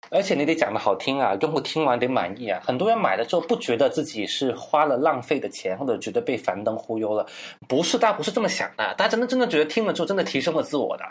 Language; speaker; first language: Chinese; non-native, local second language; Cantonese